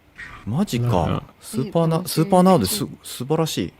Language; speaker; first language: Japanese; native; Japanese